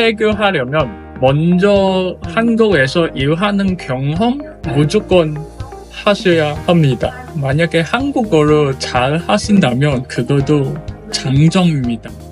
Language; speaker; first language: Korean; non-native, fluent; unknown